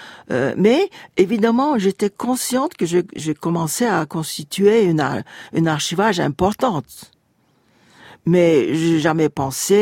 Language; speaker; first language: French; non-native, fluent; Turkish